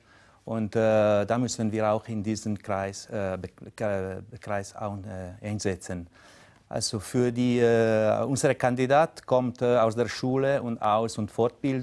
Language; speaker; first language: German; non-native, local second language; Italian